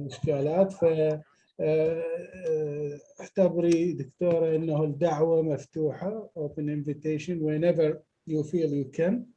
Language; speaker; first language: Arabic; native; Arabic